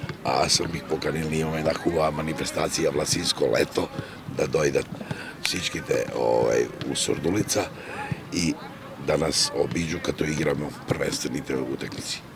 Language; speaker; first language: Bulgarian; non-native, learner; Serbian